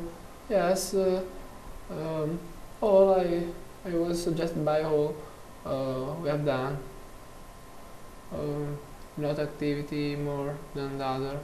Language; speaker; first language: English; non-native, learner; Italian